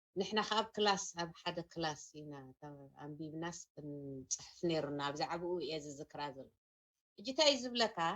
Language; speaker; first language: Tigrinya; native; Tigrinya